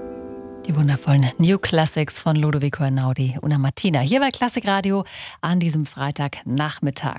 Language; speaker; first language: German; native; German